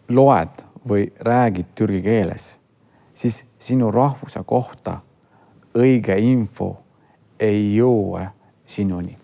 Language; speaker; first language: Estonian; non-native, fluent; Kurdish